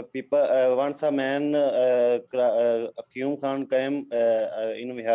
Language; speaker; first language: English; non-native, learner; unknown